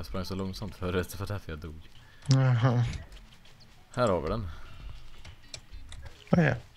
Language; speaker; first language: Swedish; native; Swedish